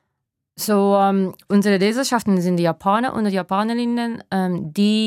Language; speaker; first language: German; non-native, fluent; Japanese